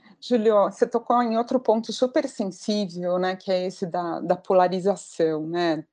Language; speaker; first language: Portuguese; native; Portuguese